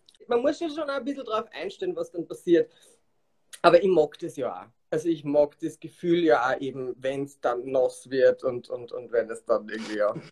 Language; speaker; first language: German; native; German